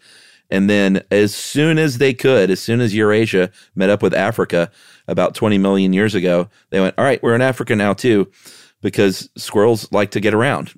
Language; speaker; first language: English; native; English